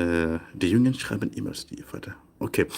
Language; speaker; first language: German; non-native, fluent; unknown